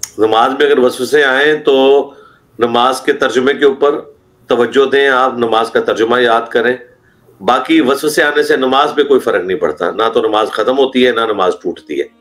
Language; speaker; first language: Urdu; non-native, local second language; Punjabi